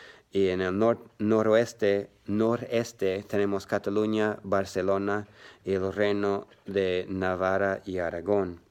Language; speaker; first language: Spanish; non-native, learner; English